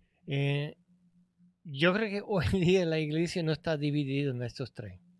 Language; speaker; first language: Spanish; non-native, fluent; English